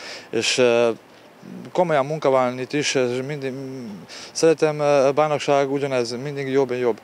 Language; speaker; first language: Hungarian; non-native, learner; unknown